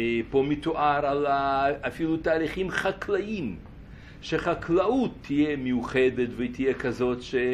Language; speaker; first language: Hebrew; non-native, fluent; Russian